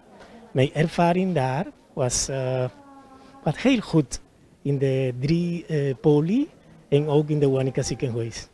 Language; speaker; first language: Dutch; non-native, learner; Spanish